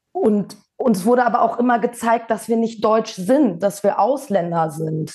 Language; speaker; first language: German; early bilingual, other home language; Bosnian